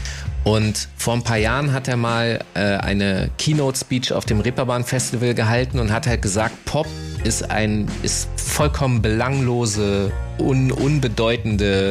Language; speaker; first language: German; native; German